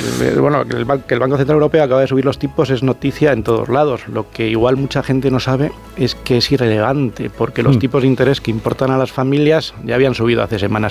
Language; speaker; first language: Spanish; native; Spanish